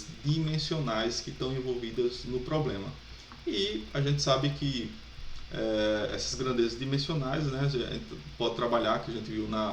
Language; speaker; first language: Portuguese; native; Portuguese